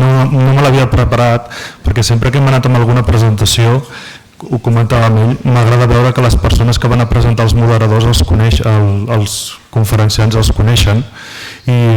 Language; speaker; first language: Catalan; native; Catalan